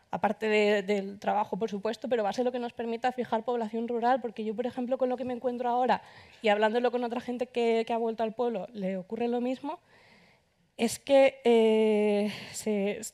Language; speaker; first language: Spanish; native; Spanish